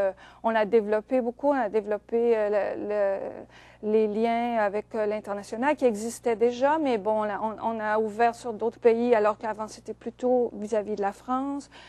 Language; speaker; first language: French; native; French